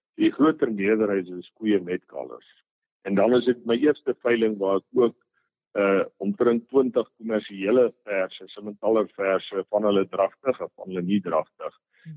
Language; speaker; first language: Afrikaans; native; Afrikaans